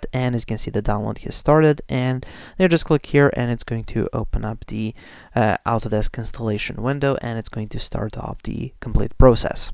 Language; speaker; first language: English; non-native, fluent; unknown